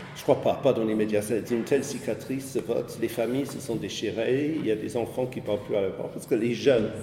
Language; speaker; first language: French; non-native, fluent; English